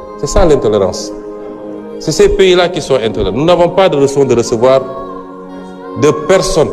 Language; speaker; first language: French; non-native, local second language; Wolof